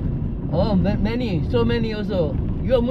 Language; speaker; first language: English; non-native, local second language; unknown